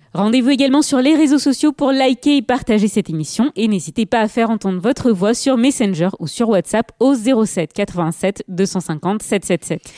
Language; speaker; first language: French; native; French